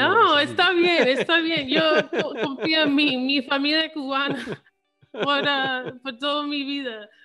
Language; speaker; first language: Spanish; early bilingual, heritage; English